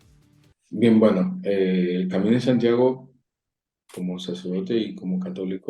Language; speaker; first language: Spanish; native; Spanish